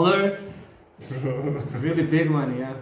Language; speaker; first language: English; non-native, fluent; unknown